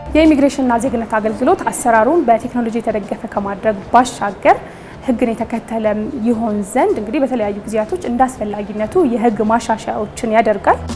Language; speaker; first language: Amharic; native; Amharic